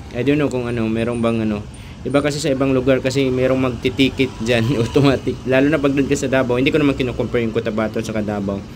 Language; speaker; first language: Filipino; non-native, local second language; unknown